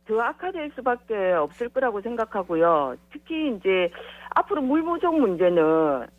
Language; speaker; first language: Korean; native; Korean